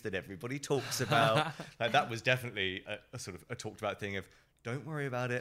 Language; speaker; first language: English; native; English